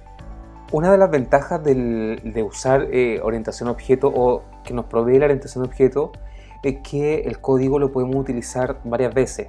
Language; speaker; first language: Spanish; native; Spanish